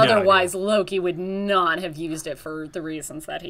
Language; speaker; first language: English; native; English